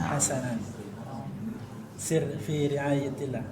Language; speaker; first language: Arabic; non-native, learner; Indonesian